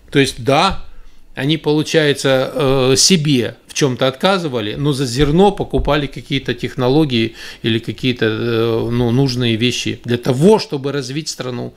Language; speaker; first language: Russian; native; Russian